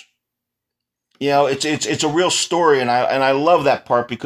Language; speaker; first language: English; native; English